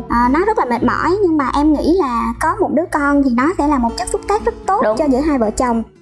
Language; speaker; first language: Vietnamese; native; Vietnamese